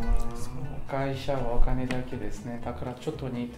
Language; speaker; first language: Japanese; non-native, learner; French